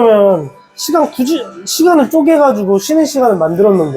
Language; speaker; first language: Korean; native; Korean